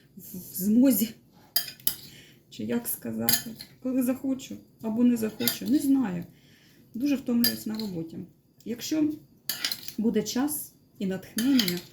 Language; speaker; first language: Ukrainian; non-native, local second language; Russian